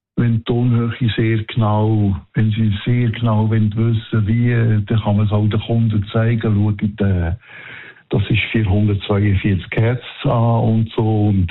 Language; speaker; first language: German; non-native, local second language; Italian